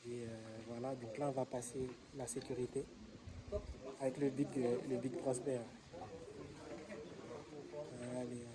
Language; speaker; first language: French; native; French